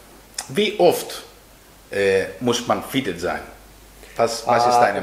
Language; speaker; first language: German; non-native, fluent; Greek